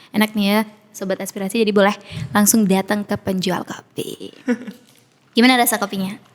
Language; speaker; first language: Indonesian; native; Indonesian